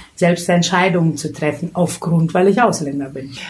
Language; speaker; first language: German; non-native, fluent; Lithuanian